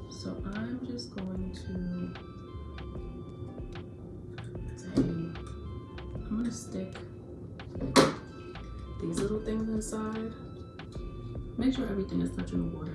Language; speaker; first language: English; native; English